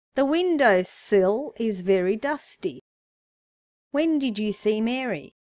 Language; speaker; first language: English; native; English